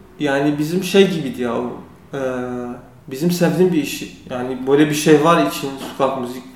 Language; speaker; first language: Turkish; non-native, learner; Kurdish